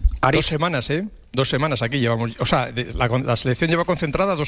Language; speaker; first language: Spanish; native; Spanish